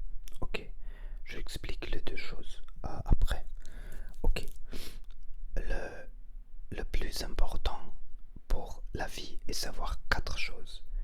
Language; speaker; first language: French; non-native, learner; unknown